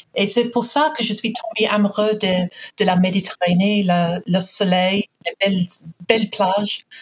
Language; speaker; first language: French; non-native, fluent; English